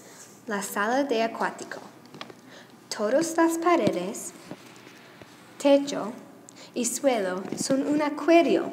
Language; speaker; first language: Spanish; non-native, learner; English